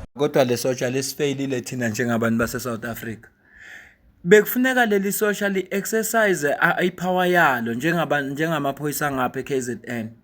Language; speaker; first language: Zulu; native; Zulu